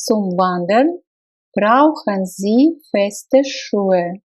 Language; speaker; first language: German; non-native, fluent; Russian